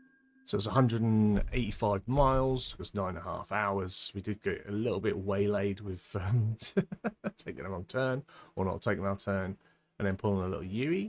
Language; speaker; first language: English; native; English